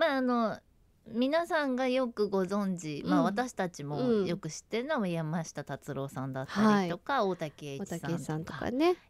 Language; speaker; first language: Japanese; native; Japanese